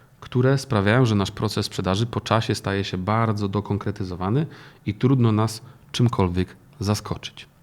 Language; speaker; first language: Polish; native; Polish